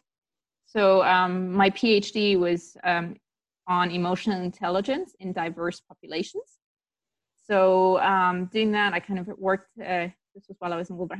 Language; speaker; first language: English; non-native, local second language; German